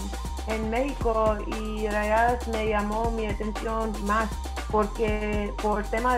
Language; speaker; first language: Spanish; early bilingual, heritage; English